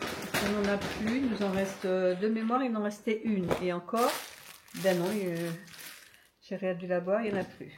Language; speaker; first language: French; native; French